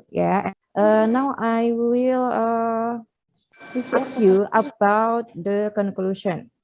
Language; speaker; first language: English; non-native, fluent; Indonesian